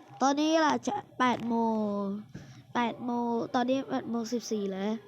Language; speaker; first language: Thai; native; Thai